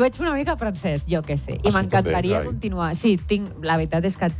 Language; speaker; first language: Catalan; non-native, local second language; Spanish